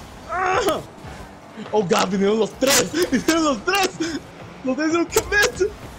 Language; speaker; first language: Spanish; early bilingual, heritage; Spanish